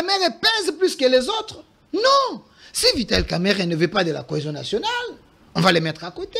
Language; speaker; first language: French; non-native, local second language; Lingala